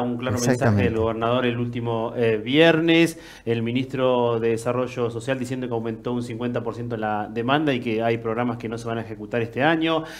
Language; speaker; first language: Spanish; native; Spanish